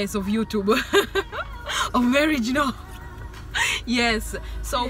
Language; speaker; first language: English; non-native, fluent; Swahili